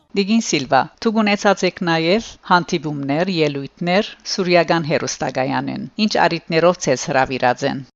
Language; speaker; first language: Armenian; early bilingual, heritage; Armenian